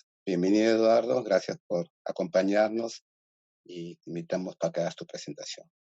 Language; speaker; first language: Spanish; native; Spanish